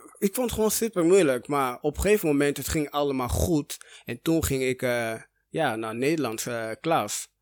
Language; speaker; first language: Dutch; early bilingual, other home language; Portuguese